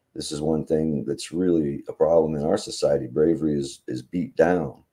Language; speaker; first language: English; native; English